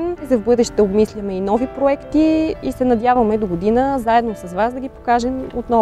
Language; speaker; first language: Bulgarian; native; Bulgarian